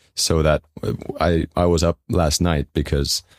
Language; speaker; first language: English; non-native, fluent; Estonian